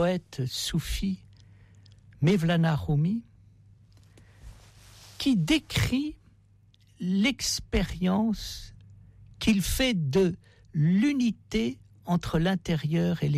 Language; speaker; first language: French; native; French